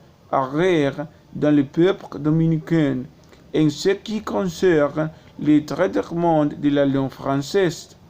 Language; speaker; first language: French; non-native, learner; Spanish